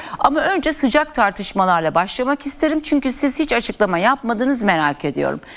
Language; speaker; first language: Turkish; native; Turkish